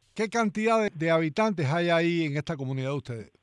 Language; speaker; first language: Spanish; native; Spanish